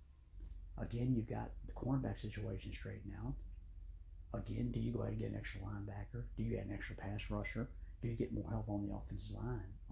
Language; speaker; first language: English; native; English